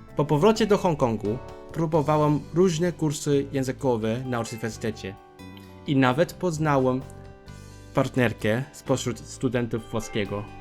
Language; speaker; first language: Polish; non-native, fluent; Cantonese